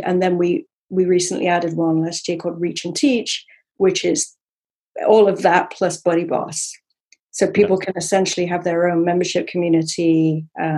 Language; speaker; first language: English; native; English